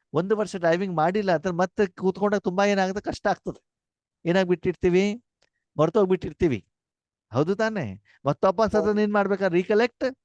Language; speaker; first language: Kannada; non-native, local second language; Konkani